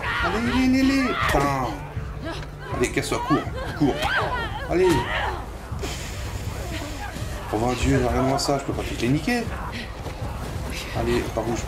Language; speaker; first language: French; native; French